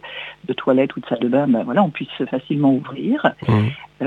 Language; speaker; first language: French; native; French